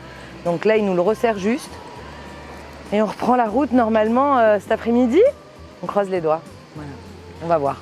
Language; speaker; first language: French; native; French